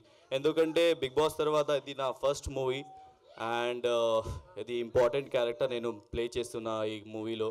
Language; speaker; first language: Telugu; non-native, local second language; Urdu